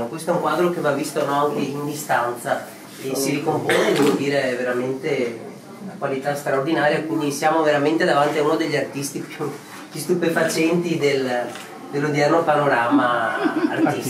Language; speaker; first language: Italian; native; Italian